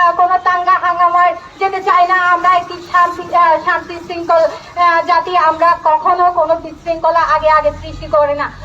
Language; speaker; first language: Bangla; non-native, local second language; Chakma